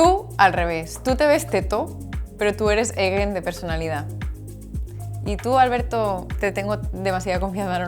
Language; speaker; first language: Spanish; native; Spanish